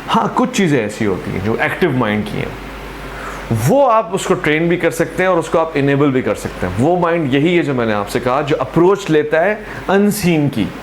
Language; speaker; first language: Urdu; non-native, local second language; Sindhi